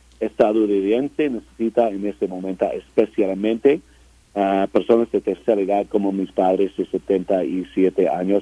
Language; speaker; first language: Spanish; non-native, learner; English